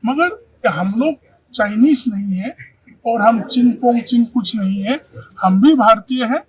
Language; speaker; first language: Hindi; non-native, local second language; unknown